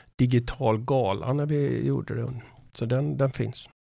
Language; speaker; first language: Swedish; native; Swedish